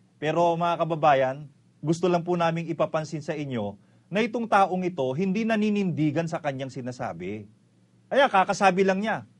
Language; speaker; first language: Filipino; native; Filipino